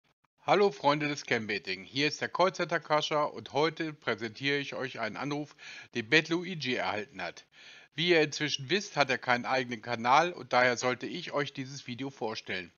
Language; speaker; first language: German; native; German